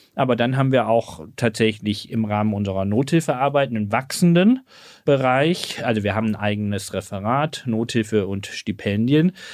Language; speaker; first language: German; native; German